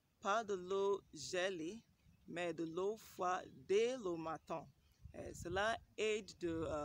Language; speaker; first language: French; non-native, learner; English